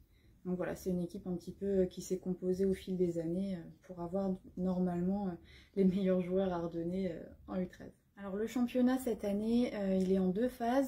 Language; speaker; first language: French; native; French